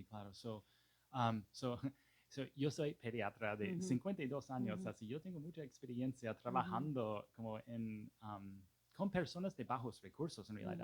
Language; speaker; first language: Spanish; non-native, fluent; English